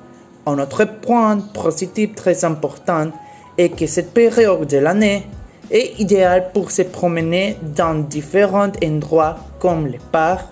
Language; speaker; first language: French; non-native, learner; Spanish